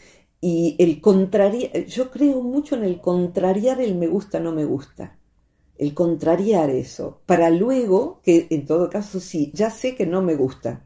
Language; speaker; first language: Spanish; native; Spanish